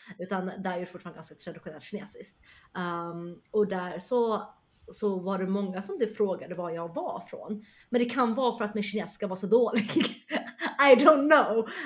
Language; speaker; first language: Swedish; early bilingual, other home language; Chinese